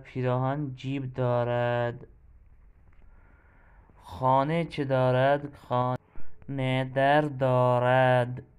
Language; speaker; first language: Persian; non-native, fluent; Urdu